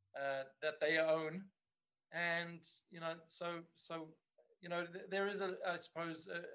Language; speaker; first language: English; native; English